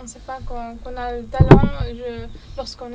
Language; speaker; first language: French; non-native, learner; Arabic